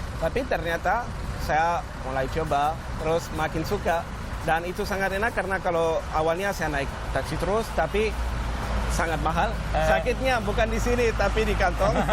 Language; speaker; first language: Indonesian; non-native, fluent; French